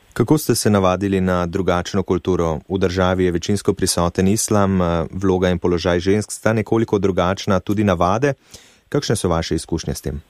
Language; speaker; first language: Slovenian; native; Slovenian